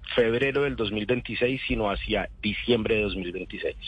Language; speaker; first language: Spanish; native; Spanish